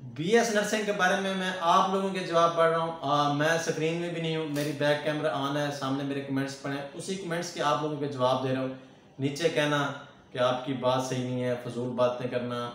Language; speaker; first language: Urdu; non-native, local second language; Punjabi